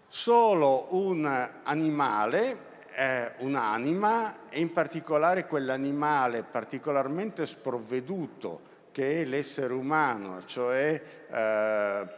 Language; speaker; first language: Italian; native; Italian